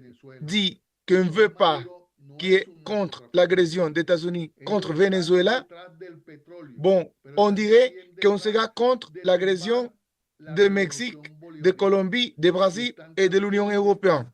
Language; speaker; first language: French; non-native, learner; Spanish